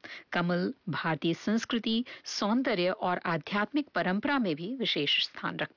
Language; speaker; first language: Hindi; native; Hindi